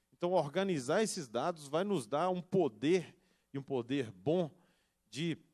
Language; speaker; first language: Portuguese; native; Portuguese